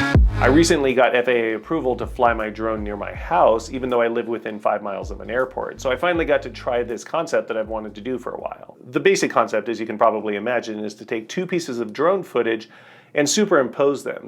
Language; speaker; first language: English; native; English